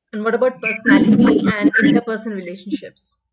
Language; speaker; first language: English; non-native, local second language; Hindi